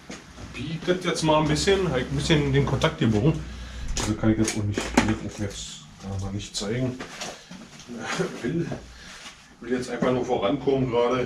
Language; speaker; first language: German; native; German